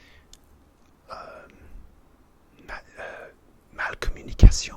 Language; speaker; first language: French; non-native, learner; English